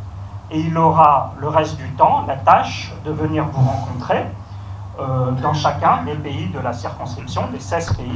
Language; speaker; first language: French; native; French